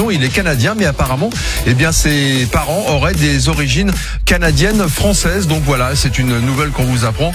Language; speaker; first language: French; native; French